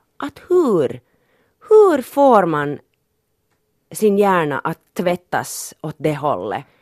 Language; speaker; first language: Swedish; native; Swedish